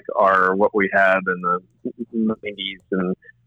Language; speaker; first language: English; native; English